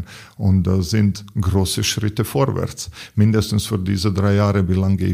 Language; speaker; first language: German; non-native, learner; Serbian